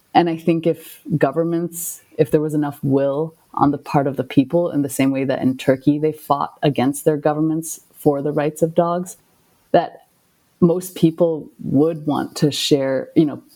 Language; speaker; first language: English; non-native, local second language; Cantonese